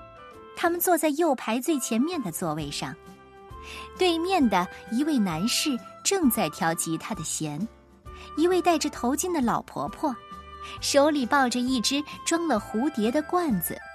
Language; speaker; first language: Chinese; native; Chinese